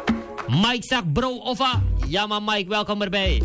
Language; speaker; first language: Dutch; native; Dutch